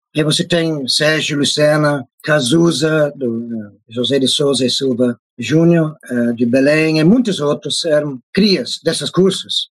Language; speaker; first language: Portuguese; non-native, fluent; English